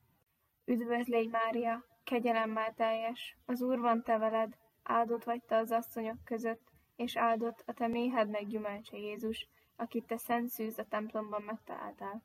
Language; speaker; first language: Hungarian; native; Hungarian